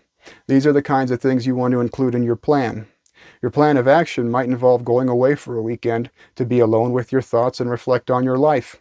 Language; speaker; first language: English; native; English